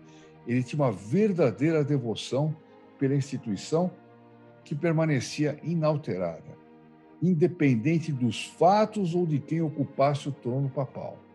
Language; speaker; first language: Portuguese; native; Portuguese